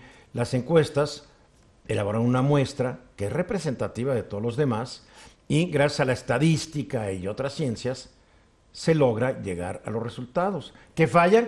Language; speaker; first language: Spanish; native; Spanish